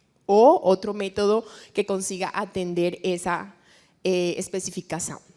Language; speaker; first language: Portuguese; non-native, fluent; Spanish